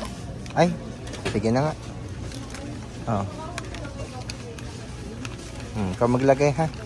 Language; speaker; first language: Filipino; native; Filipino